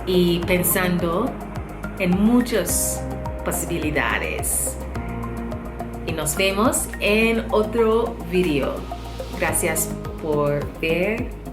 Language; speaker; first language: Spanish; non-native, learner; English